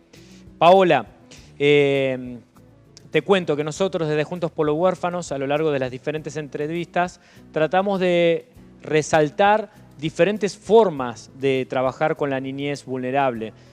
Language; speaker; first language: Spanish; native; Spanish